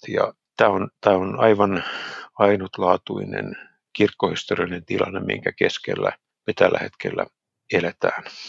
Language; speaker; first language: Finnish; native; Finnish